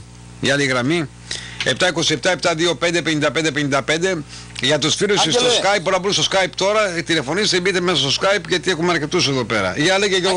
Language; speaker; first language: Greek; native; Greek